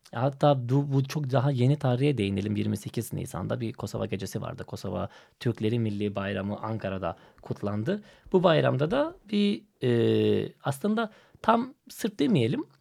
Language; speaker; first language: Turkish; non-native, fluent; Macedonian